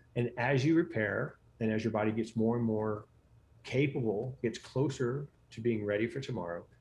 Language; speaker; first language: English; native; English